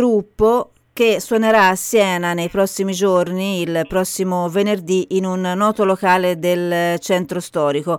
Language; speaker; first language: Italian; native; Italian